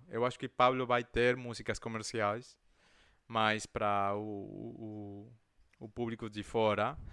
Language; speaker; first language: Portuguese; non-native, fluent; Spanish